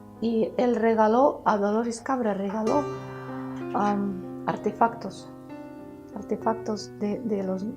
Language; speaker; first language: Spanish; early bilingual, heritage; Spanish